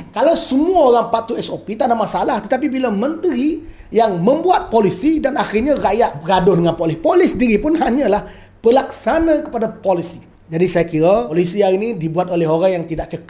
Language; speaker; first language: Malay; native; Malay